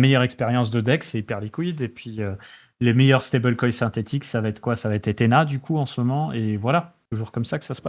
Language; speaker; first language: French; native; French